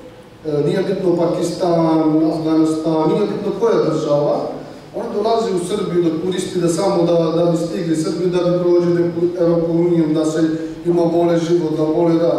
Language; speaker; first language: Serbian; non-native, learner; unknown